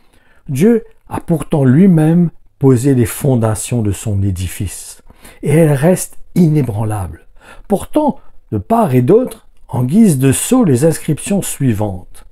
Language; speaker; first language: French; native; French